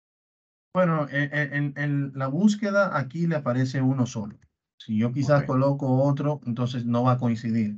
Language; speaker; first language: Spanish; native; Spanish